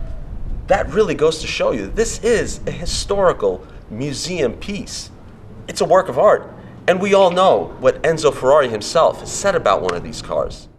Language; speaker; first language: English; native; English